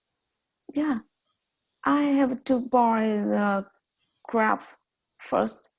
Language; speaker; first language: English; non-native, learner; Vietnamese